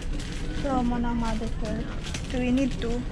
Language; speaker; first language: English; non-native, local second language; Filipino